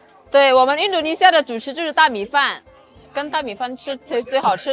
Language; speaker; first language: Chinese; non-native, fluent; Indonesian